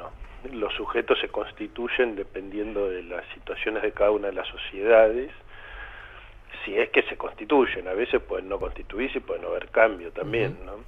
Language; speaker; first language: Spanish; native; Spanish